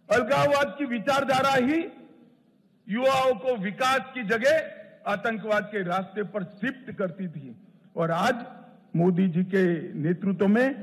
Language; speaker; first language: Hindi; non-native, local second language; Gujarati